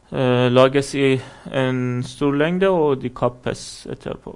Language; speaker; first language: Norwegian; non-native, fluent; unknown